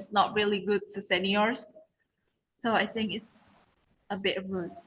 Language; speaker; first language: English; non-native, learner; Indonesian